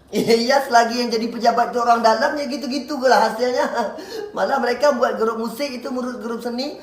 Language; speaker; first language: Indonesian; native; Indonesian